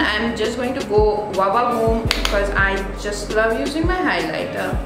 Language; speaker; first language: English; non-native, local second language; Bangla